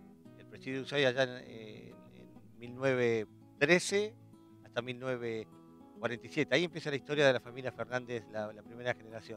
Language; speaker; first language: Spanish; native; Spanish